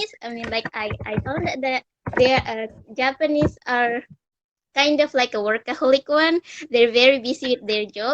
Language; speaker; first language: English; non-native, fluent; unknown